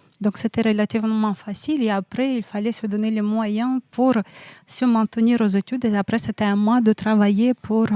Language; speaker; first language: French; non-native, fluent; Russian